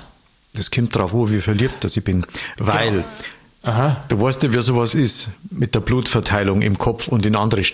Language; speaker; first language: German; native; German